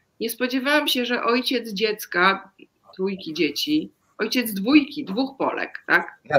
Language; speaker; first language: Polish; native; Polish